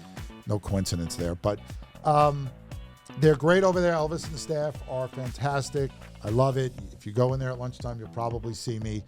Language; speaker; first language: English; native; English